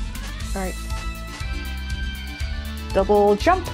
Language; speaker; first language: English; native; English